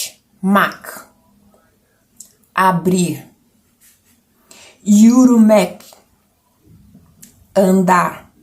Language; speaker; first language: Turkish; non-native, learner; Portuguese